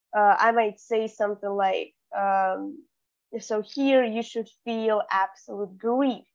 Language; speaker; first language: English; non-native, fluent; Russian